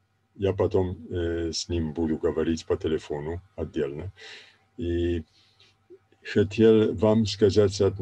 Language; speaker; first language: Russian; non-native, fluent; Italian